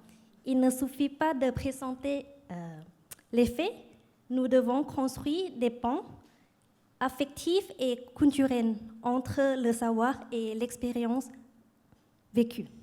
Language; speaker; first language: French; non-native, fluent; Thai